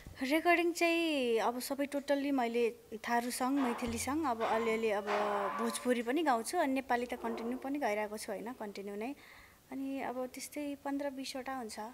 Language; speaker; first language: Nepali; non-native, local second language; Dangaura Tharu